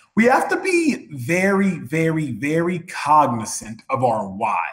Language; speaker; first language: English; native; English